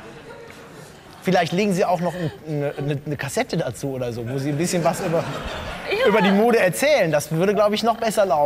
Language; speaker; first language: German; native; German